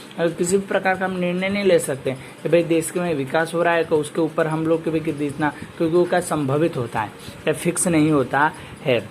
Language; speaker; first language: Hindi; non-native, local second language; Gujarati